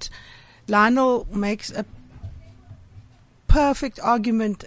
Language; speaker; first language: English; native; English